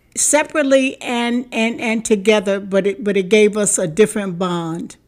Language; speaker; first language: English; native; English